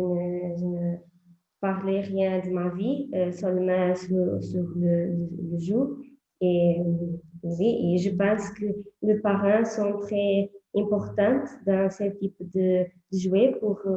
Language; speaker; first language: French; non-native, learner; Portuguese